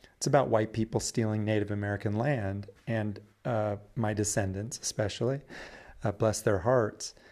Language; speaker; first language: English; native; English